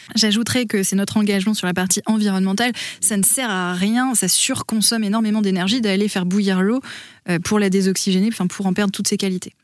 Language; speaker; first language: French; non-native, fluent; English